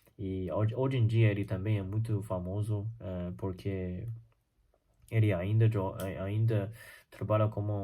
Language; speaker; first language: Portuguese; non-native, fluent; Chinese